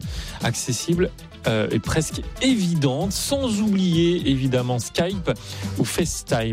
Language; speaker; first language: French; native; French